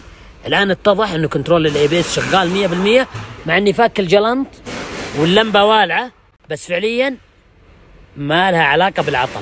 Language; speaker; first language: Arabic; native; Arabic